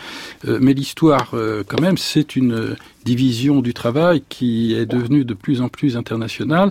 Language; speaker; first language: French; native; French